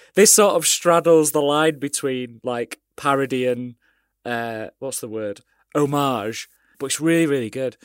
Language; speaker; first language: English; native; English